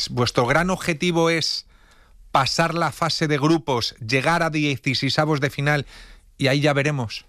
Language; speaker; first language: Spanish; native; Spanish